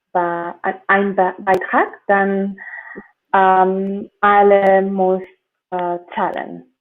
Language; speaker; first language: German; non-native, learner; Spanish